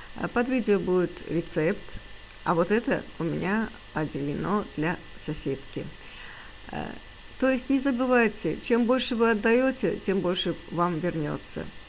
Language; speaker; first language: Russian; non-native, local second language; Azerbaijani